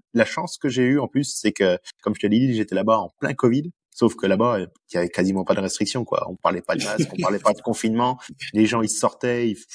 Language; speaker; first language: French; native; French